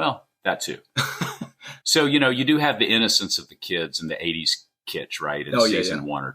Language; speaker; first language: English; native; English